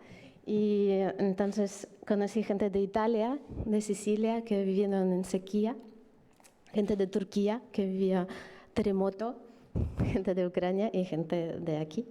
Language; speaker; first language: Spanish; non-native, fluent; Ukrainian